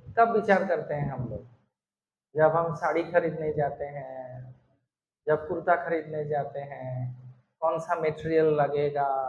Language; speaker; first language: Hindi; non-native, local second language; Bangla